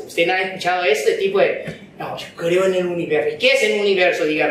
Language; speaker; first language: Spanish; non-native, fluent; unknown